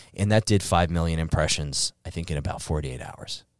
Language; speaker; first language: English; native; English